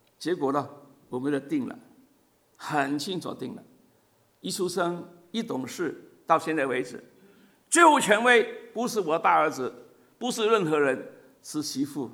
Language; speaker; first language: Chinese; non-native, local second language; Cantonese